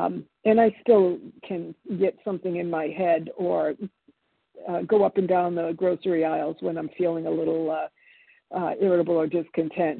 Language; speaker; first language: English; early bilingual, other home language; Italian